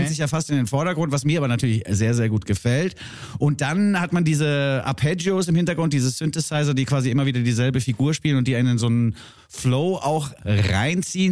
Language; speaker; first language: German; native; German